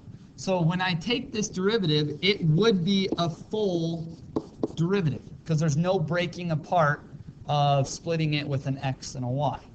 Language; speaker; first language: English; native; English